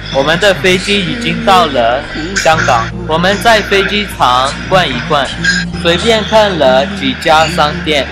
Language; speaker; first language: Chinese; non-native, learner; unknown